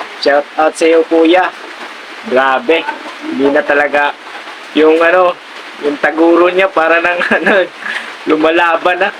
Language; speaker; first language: Filipino; non-native, local second language; Surigaonon